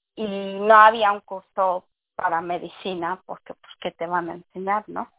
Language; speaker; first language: Spanish; early bilingual, heritage; English